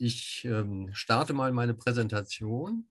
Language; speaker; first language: German; native; German